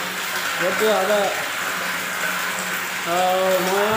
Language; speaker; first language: Arabic; non-native, learner; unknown